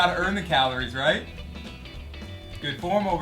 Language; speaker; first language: English; native; English